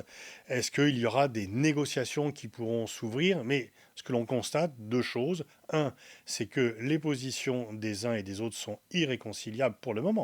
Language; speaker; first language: French; native; French